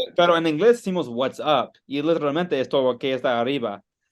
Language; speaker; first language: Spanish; non-native, learner; English